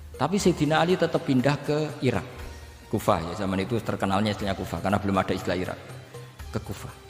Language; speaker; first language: Indonesian; non-native, local second language; Javanese